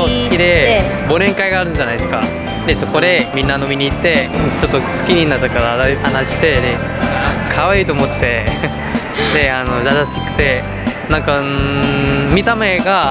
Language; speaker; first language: Japanese; non-native, fluent; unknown